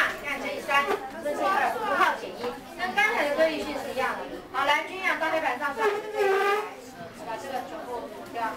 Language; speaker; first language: Chinese; native; Chinese